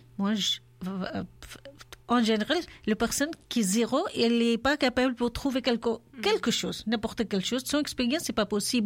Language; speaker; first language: French; non-native, learner; Urdu